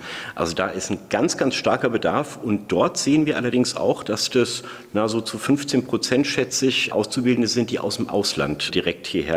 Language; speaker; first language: German; native; German